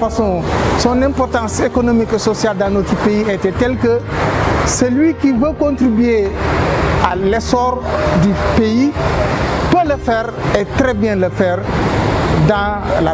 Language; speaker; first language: French; non-native, local second language; Wolof